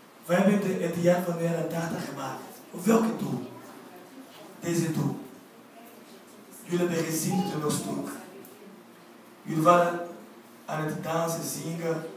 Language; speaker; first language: Dutch; non-native, learner; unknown